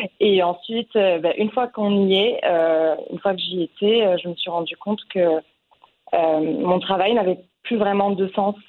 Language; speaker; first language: French; non-native, local second language; Arabic